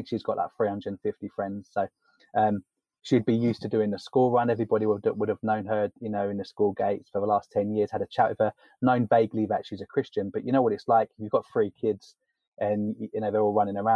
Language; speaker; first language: English; native; English